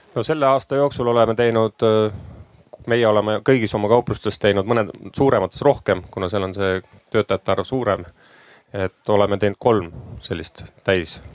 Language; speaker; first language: Estonian; native; Estonian